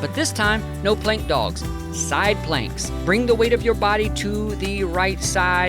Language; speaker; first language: English; native; English